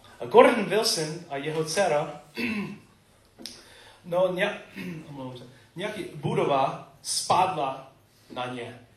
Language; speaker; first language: Czech; non-native, learner; English